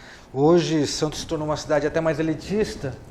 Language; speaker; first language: Portuguese; native; Portuguese